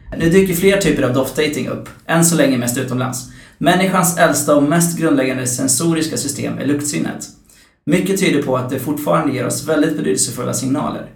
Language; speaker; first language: Swedish; early bilingual, other home language; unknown